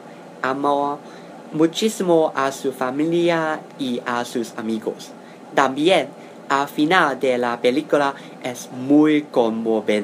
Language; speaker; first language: Spanish; non-native, learner; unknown